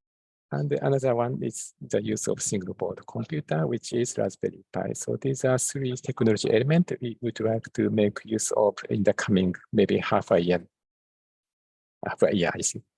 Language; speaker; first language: English; non-native, fluent; Japanese